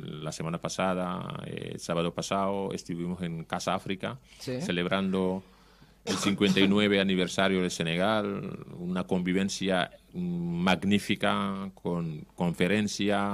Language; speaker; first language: Spanish; non-native, fluent; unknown